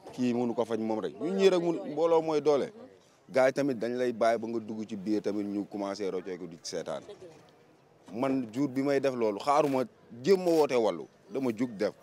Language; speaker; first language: Wolof; native; Wolof